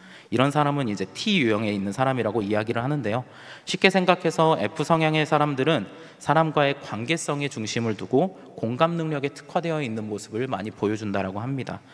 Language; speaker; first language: Korean; native; Korean